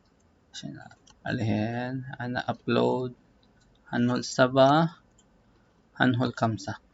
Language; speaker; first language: Arabic; non-native, learner; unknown